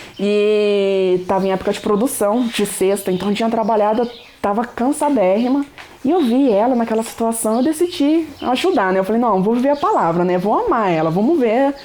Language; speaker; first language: Portuguese; native; Portuguese